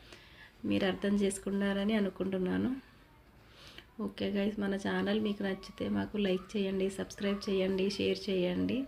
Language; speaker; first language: Telugu; native; Telugu